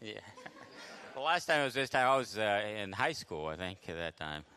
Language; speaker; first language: English; early bilingual, other home language; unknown